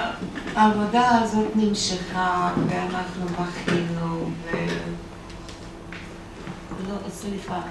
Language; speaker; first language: Hebrew; non-native, fluent; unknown